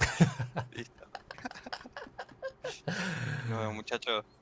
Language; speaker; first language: Spanish; native; Spanish